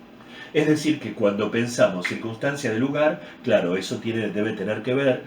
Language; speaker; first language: Spanish; native; Spanish